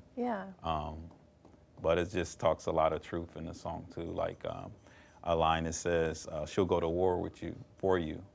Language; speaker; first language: English; native; English